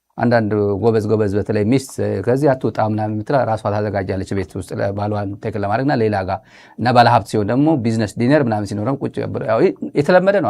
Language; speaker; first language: Amharic; non-native, local second language; Tigrinya